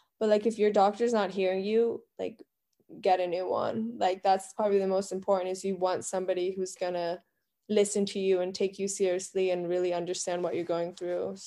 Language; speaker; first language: English; native; English